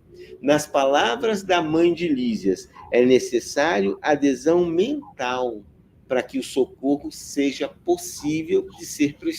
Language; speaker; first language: Portuguese; native; Portuguese